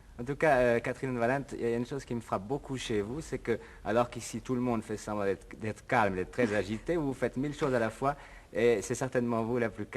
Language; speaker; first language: French; native; French